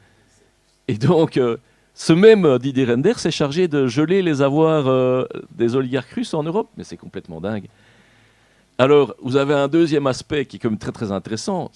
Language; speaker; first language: French; native; French